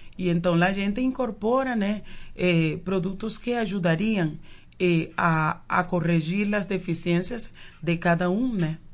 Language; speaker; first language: Portuguese; non-native, fluent; Spanish